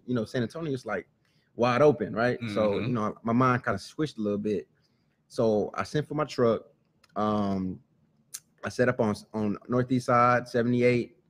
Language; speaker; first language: English; native; English